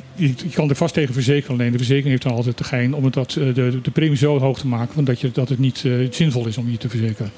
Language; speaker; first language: Dutch; non-native, local second language; Papiamento